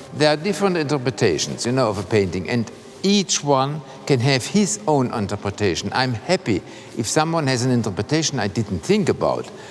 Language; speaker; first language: English; non-native, fluent; German